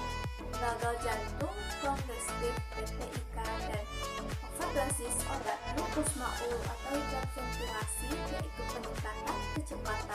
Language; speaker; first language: Indonesian; native; Indonesian